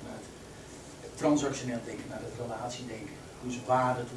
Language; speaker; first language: Dutch; native; Dutch